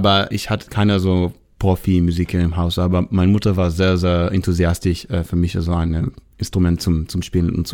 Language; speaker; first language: German; non-native, learner; Hebrew